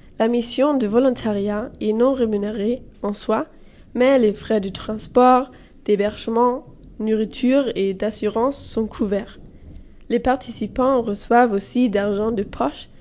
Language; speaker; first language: French; non-native, learner; German